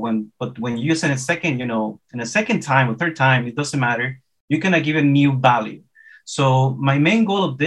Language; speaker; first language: English; non-native, fluent; Spanish